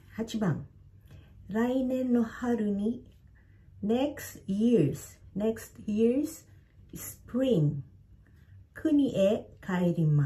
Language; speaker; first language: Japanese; non-native, fluent; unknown